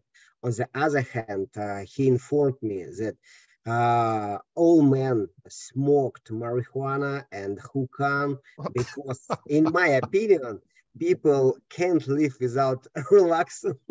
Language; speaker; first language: English; non-native, learner; Russian